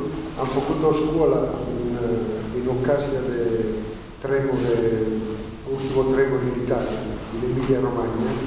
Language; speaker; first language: Romanian; non-native, learner; Italian